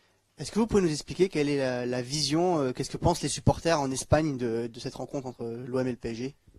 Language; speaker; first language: French; native; French